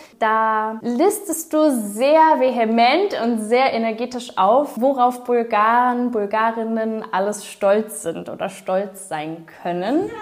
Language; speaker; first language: German; early bilingual, other home language; Bulgarian